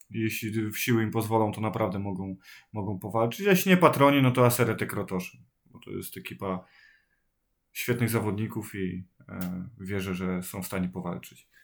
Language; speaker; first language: Polish; native; Polish